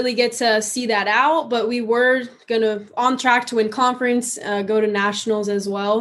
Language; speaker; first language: English; native; English